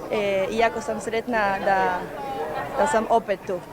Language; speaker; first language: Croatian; non-native, learner; Spanish